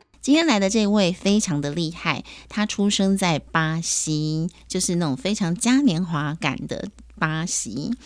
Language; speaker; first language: Chinese; native; Chinese